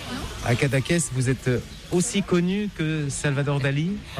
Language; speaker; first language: French; native; French